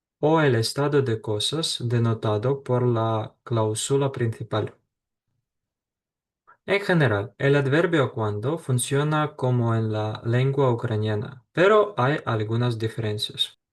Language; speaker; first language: Spanish; non-native, fluent; Ukrainian